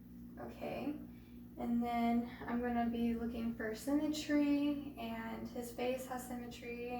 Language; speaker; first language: English; native; English